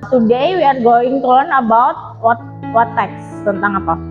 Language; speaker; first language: English; non-native, learner; Indonesian